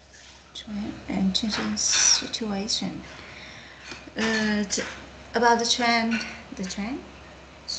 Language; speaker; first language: English; non-native, learner; Vietnamese